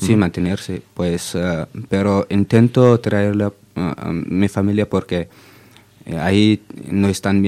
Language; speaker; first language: Spanish; non-native, fluent; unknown